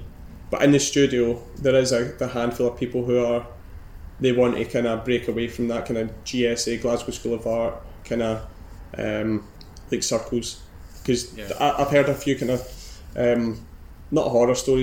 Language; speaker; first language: English; native; English